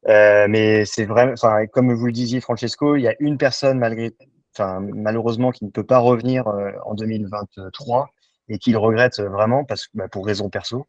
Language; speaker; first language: French; native; French